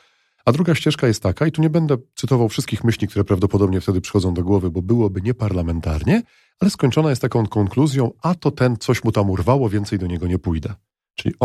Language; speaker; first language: Polish; native; Polish